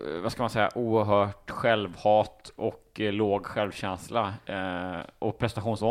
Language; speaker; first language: Swedish; native; Swedish